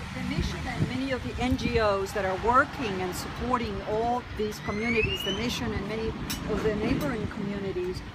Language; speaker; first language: English; native; English